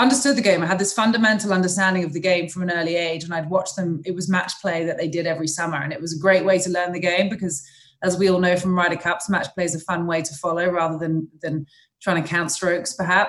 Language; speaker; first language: English; native; English